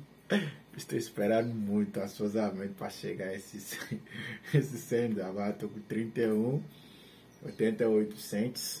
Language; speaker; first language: Portuguese; non-native, learner; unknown